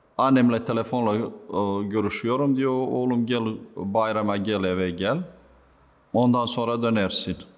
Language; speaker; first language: Turkish; non-native, fluent; Bosnian